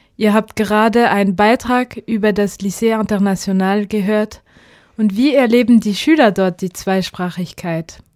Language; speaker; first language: German; early bilingual, heritage; German